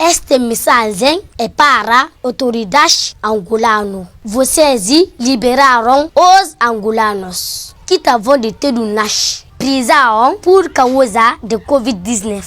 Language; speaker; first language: Portuguese; non-native, learner; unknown